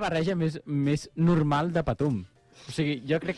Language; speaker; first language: Catalan; native; Catalan